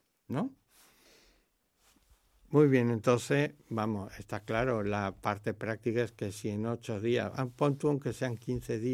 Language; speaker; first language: Spanish; native; Spanish